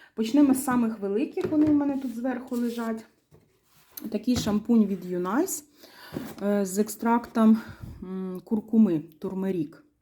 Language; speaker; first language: Ukrainian; non-native, local second language; Russian